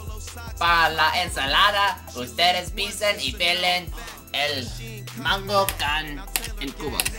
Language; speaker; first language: Spanish; non-native, learner; English